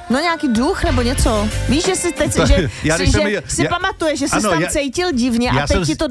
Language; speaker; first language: Czech; native; Czech